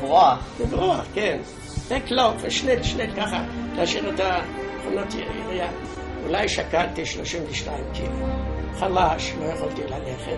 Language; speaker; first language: Hebrew; non-native, fluent; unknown